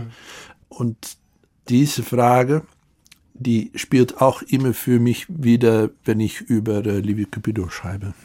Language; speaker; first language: German; non-native, fluent; Dutch